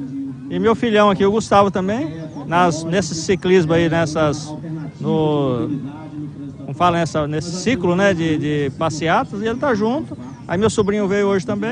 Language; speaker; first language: Portuguese; native; Portuguese